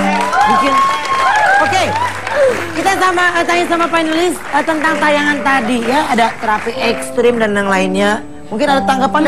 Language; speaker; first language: Indonesian; native; Indonesian